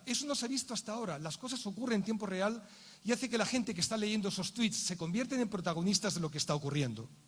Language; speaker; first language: Spanish; native; Spanish